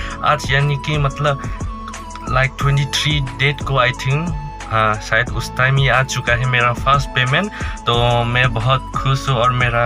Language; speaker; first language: Hindi; non-native, learner; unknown